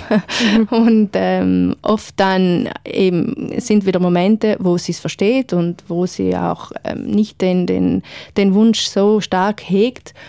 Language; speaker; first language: German; native; German